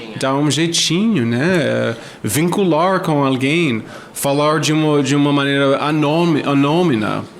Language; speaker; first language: Portuguese; non-native, fluent; English